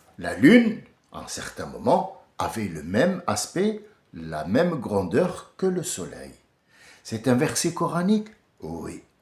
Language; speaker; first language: French; early bilingual, other home language; Arabic